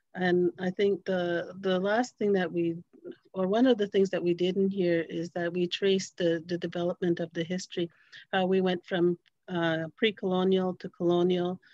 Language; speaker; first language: English; native; English